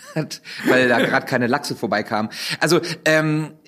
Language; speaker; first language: German; native; German